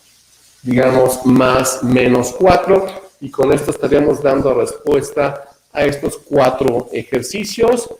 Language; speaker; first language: Spanish; native; Spanish